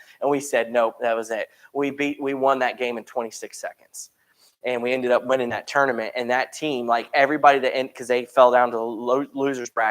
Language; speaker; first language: English; native; English